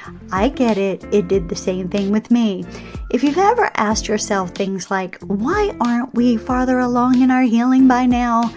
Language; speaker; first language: English; native; English